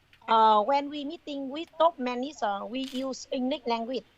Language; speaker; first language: English; non-native, learner; Vietnamese